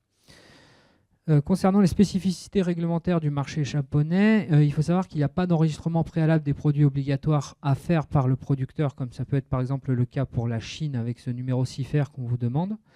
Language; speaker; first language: French; native; French